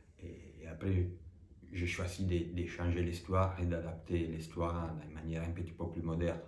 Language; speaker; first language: French; non-native, fluent; Italian